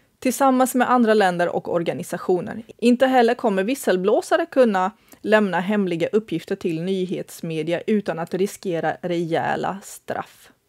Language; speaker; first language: Swedish; early bilingual, other home language; Bosnian